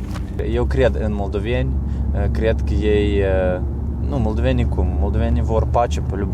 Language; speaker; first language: Romanian; non-native, learner; Ukrainian